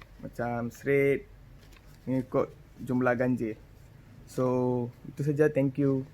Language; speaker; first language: Malay; non-native, local second language; Tamil